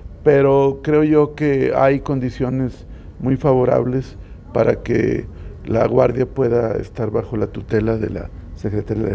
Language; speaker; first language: Spanish; native; Spanish